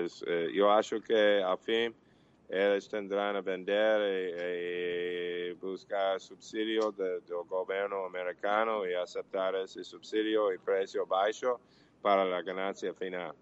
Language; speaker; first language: Portuguese; non-native, learner; English